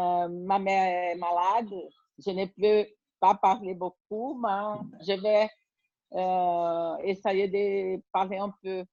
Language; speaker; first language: French; non-native, learner; Portuguese